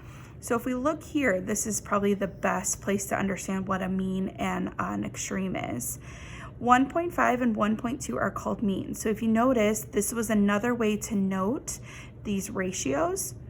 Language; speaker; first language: English; native; English